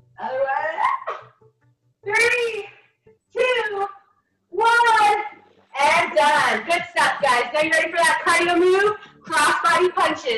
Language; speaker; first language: English; native; English